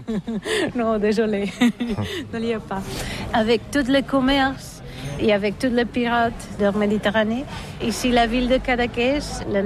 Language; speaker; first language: French; non-native, learner; Catalan